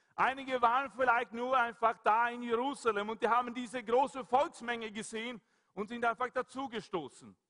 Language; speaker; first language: German; non-native, fluent; Swedish